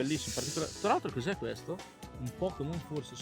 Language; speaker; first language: Italian; native; Italian